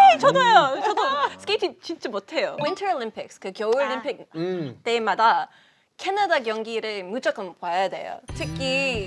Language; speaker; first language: Korean; non-native, fluent; English